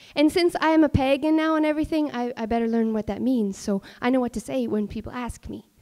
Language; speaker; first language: English; native; English